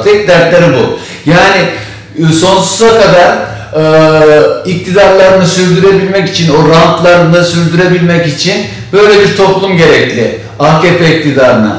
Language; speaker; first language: Turkish; native; Turkish